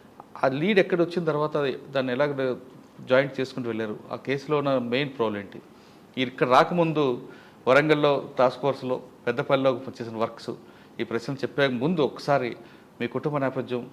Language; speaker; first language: Telugu; native; Telugu